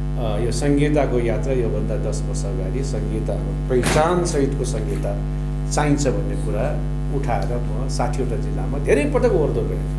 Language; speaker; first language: Nepali; non-native, local second language; Limburgish